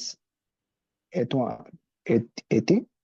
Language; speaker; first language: French; non-native, learner; Hindi